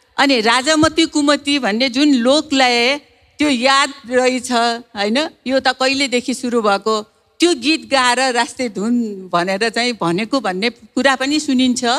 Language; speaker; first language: Nepali; non-native, local second language; Newari